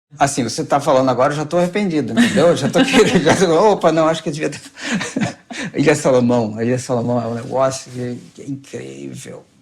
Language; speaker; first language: Portuguese; native; Portuguese